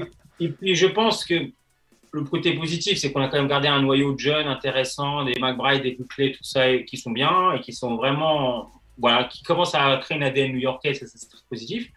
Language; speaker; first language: French; native; French